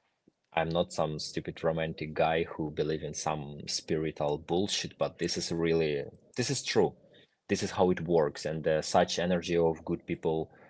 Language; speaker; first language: English; non-native, fluent; Ukrainian